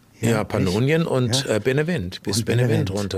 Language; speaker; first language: German; native; German